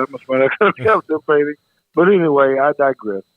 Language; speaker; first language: English; native; English